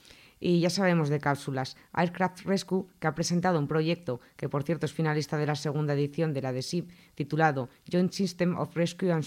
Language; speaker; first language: Spanish; native; Spanish